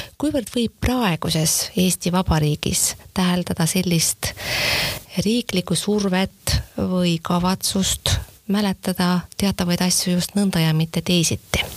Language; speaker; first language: Estonian; native; Estonian